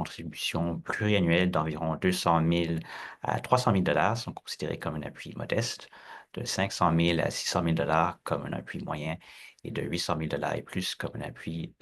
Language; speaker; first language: French; native; French